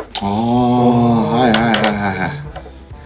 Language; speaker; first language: Japanese; native; Japanese